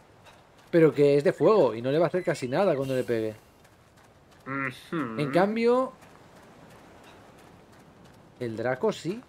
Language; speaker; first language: Spanish; native; Spanish